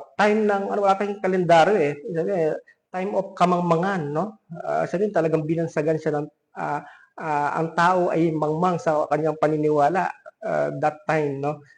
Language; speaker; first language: Filipino; non-native, local second language; Pampanga